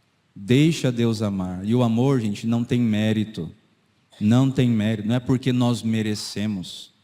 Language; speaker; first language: Portuguese; native; Portuguese